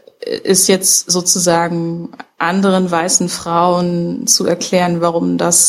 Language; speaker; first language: German; native; German